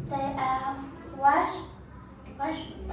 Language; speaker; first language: English; non-native, learner; Vietnamese